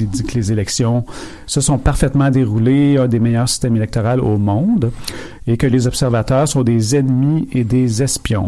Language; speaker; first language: French; native; French